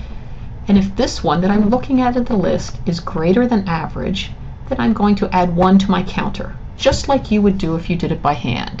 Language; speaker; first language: English; native; English